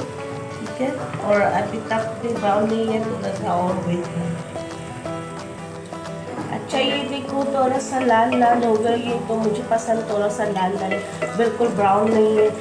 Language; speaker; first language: Hindi; non-native, learner; Filipino